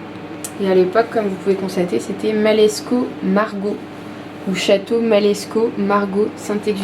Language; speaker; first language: French; native; French